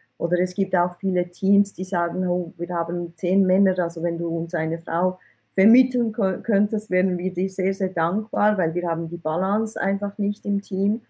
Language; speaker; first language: German; early bilingual, other home language; Persian